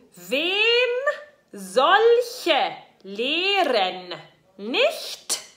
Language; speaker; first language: Spanish; non-native, fluent; German